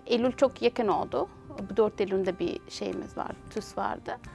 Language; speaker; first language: Turkish; non-native, fluent; Persian